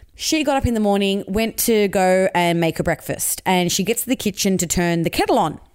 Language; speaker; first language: English; native; English